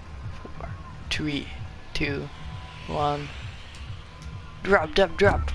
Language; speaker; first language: English; non-native, learner; French